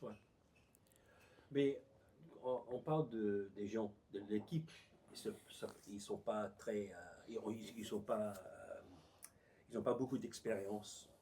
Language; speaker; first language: French; non-native, learner; English